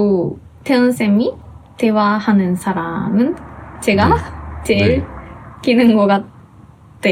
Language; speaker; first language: Korean; non-native, fluent; Japanese